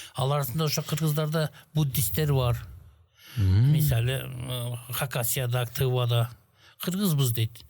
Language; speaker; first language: Kyrgyz; native; Kyrgyz